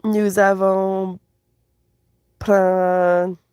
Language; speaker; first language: French; non-native, learner; English